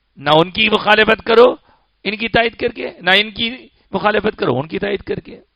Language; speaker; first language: Urdu; native; Urdu